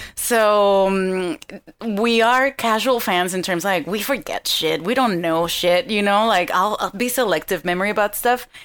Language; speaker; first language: English; non-native, fluent; Spanish